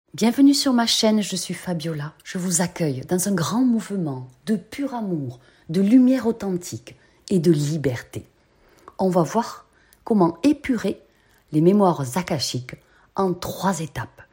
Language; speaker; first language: French; native; French